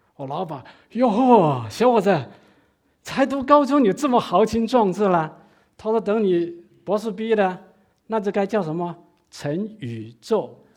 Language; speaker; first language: Chinese; non-native, local second language; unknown